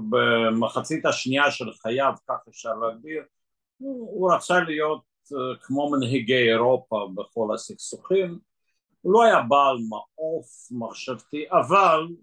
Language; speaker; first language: Hebrew; non-native, fluent; Russian